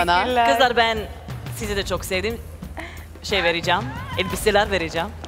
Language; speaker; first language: Turkish; non-native, fluent; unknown